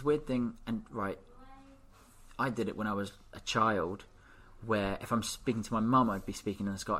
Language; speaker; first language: English; native; English